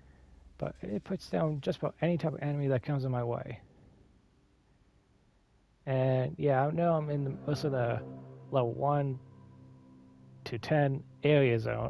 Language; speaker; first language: English; native; English